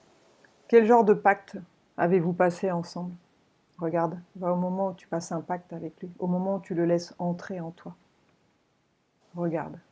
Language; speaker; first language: French; native; French